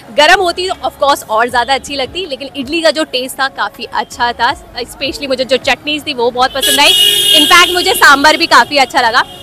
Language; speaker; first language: Hindi; native; Hindi